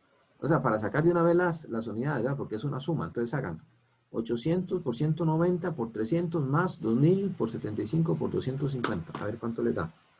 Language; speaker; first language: Spanish; native; Spanish